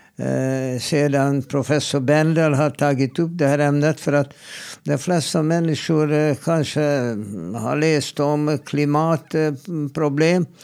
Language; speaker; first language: Swedish; non-native, fluent; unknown